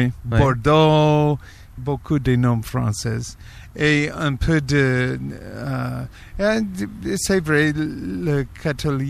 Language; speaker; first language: French; non-native, learner; English